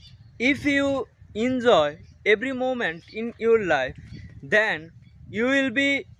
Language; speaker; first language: English; non-native, learner; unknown